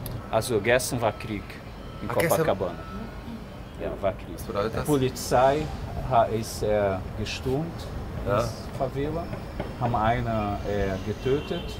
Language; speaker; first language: German; non-native, fluent; Portuguese